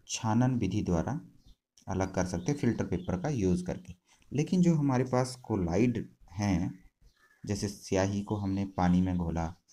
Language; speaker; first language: Hindi; native; Hindi